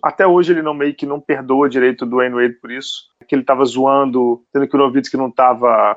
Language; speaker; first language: Portuguese; native; Portuguese